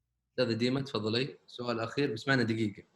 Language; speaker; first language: Arabic; native; Arabic